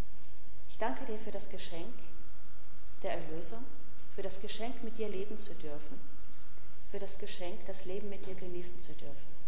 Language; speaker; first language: German; native; German